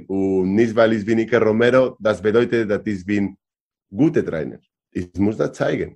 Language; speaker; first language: German; non-native, learner; Spanish